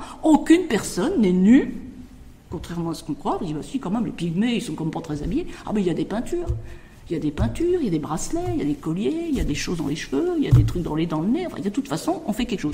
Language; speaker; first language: French; native; French